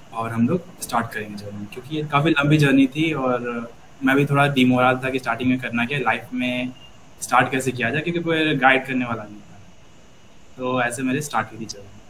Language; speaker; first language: Hindi; native; Hindi